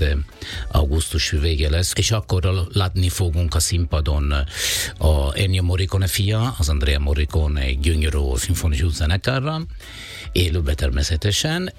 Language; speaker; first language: Hungarian; non-native, fluent; Italian